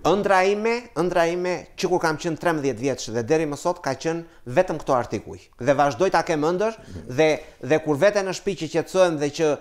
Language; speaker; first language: Albanian; native; Albanian